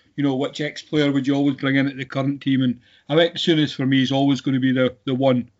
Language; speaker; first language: English; native; English